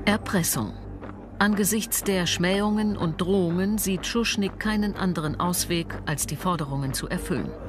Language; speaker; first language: German; native; German